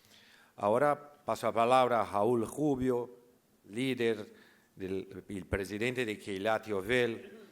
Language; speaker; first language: Spanish; non-native, learner; Portuguese